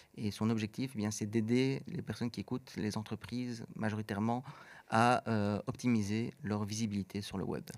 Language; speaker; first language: French; native; French